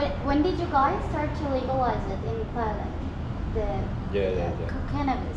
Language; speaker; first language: English; non-native, learner; Korean